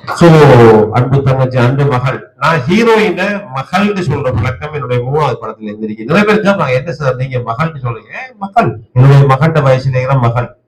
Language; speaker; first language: Tamil; native; Tamil